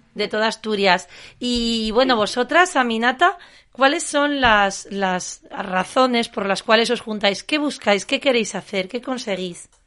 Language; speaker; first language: Spanish; native; Spanish